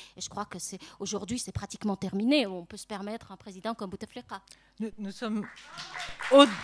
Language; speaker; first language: French; non-native, local second language; Arabic